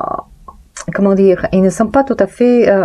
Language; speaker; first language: French; non-native, fluent; Polish